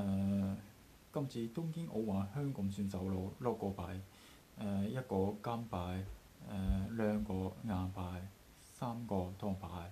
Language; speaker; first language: Cantonese; non-native, learner; Japanese